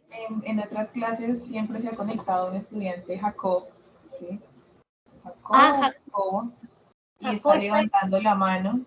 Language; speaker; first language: Spanish; native; Spanish